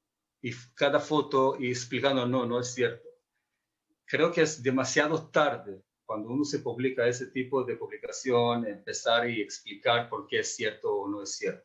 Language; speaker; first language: Spanish; non-native, fluent; Hebrew